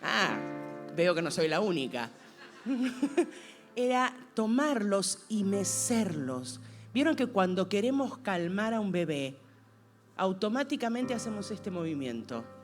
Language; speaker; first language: Spanish; native; Spanish